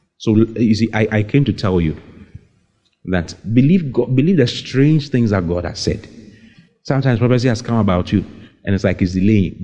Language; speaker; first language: English; non-native, local second language; Akan